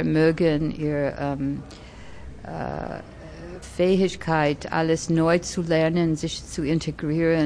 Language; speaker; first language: German; early bilingual, other home language; French